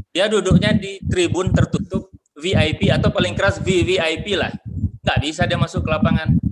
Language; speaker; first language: Indonesian; non-native, local second language; Minangkabau